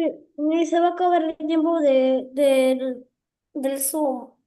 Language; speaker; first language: Spanish; native; Spanish